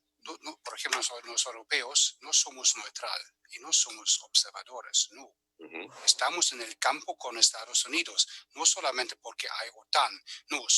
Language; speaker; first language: Spanish; non-native, fluent; German